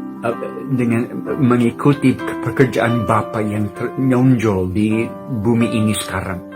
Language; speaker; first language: Indonesian; non-native, fluent; English